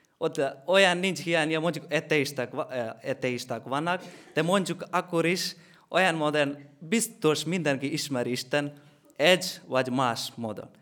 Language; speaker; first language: Hungarian; non-native, learner; Malayalam